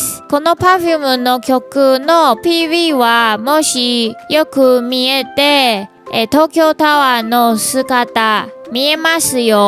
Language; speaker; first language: Japanese; non-native, learner; Chinese